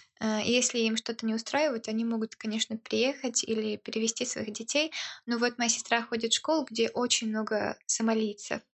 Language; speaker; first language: Russian; early bilingual, heritage; Russian